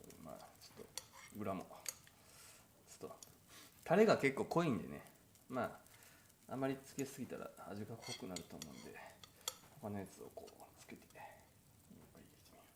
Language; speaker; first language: Japanese; native; Japanese